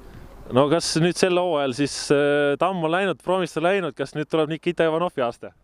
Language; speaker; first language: Estonian; native; Estonian